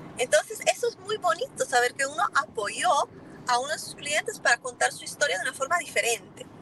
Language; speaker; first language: Spanish; non-native, fluent; Italian